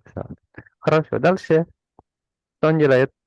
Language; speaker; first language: Russian; non-native, fluent; Indonesian